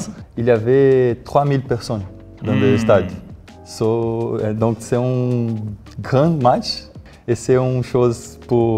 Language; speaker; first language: French; non-native, learner; Portuguese